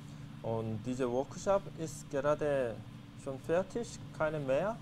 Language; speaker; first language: German; non-native, fluent; Korean